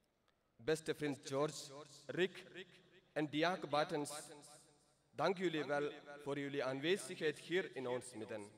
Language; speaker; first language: Dutch; non-native, fluent; Malayalam